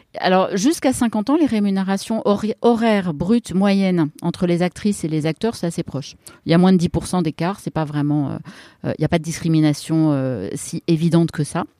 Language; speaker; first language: French; native; French